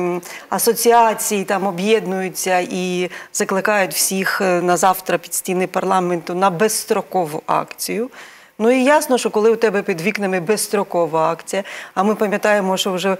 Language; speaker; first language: Ukrainian; native; Ukrainian